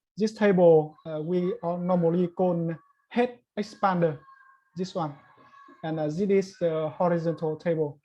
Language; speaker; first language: English; non-native, learner; Vietnamese